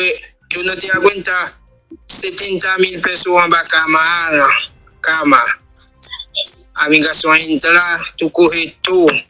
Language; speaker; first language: Spanish; non-native, learner; Haitian Creole